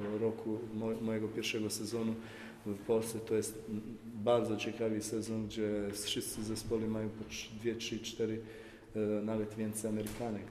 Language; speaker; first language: Polish; non-native, fluent; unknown